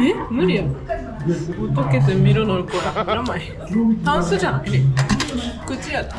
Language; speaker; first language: Korean; non-native, learner; Japanese